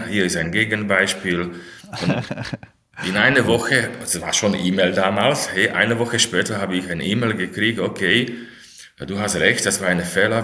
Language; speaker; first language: German; non-native, fluent; Slovak